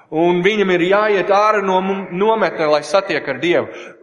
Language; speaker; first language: Latvian; non-native, learner; English